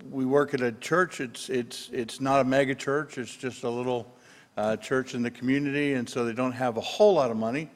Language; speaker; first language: English; native; English